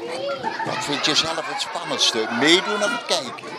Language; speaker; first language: Dutch; native; Dutch